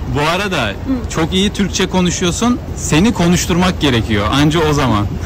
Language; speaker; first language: Turkish; native; Turkish